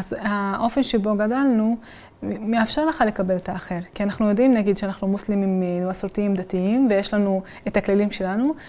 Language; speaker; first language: Hebrew; non-native, local second language; Arabic